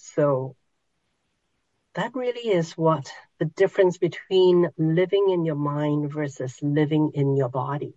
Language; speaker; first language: English; non-native, local second language; Cantonese